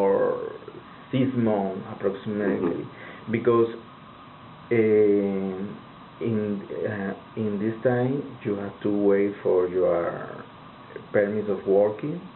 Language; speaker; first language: English; non-native, learner; Spanish